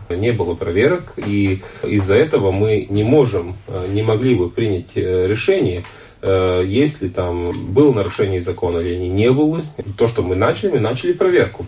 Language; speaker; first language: Russian; non-native, local second language; Latvian